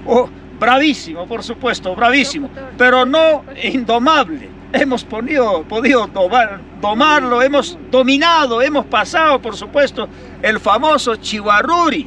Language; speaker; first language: Spanish; native; Spanish